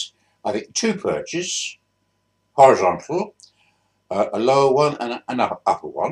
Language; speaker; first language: English; native; English